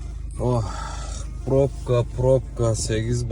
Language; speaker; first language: Russian; non-native, local second language; Kyrgyz